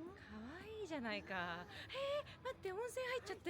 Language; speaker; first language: Japanese; native; Japanese